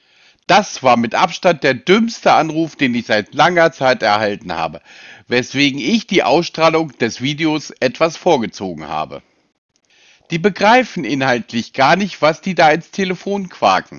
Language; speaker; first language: German; native; German